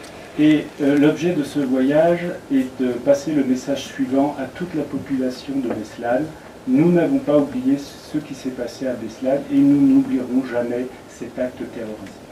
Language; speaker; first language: French; native; French